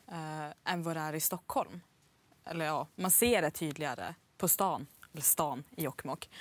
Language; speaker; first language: Swedish; native; Swedish